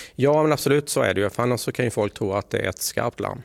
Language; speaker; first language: Swedish; native; Swedish